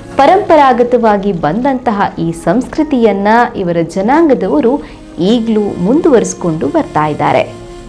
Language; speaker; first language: Kannada; non-native, local second language; Tulu